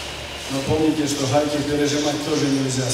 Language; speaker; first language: Russian; native; Russian